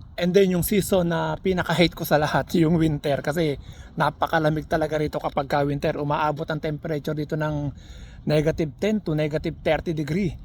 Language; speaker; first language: Filipino; native; Filipino